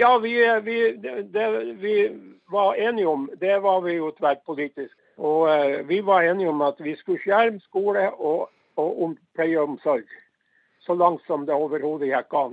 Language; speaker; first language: Norwegian; native; Norwegian